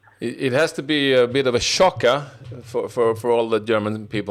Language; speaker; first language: English; non-native, fluent; Swedish